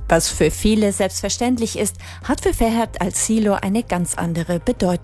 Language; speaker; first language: German; native; German